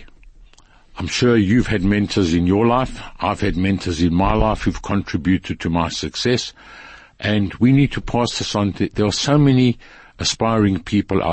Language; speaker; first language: English; native; English